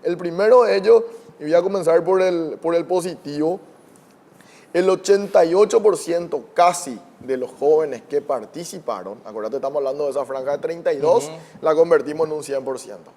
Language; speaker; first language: Spanish; native; Spanish